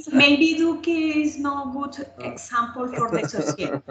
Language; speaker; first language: English; non-native, learner; Spanish